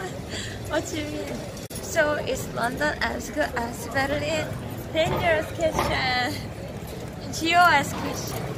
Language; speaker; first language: English; non-native, learner; Korean